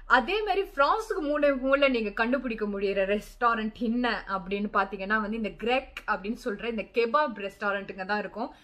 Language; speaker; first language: Tamil; early bilingual, heritage; Tamil